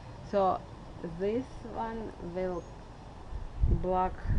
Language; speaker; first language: English; non-native, fluent; Russian